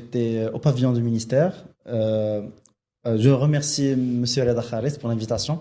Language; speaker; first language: French; non-native, local second language; Arabic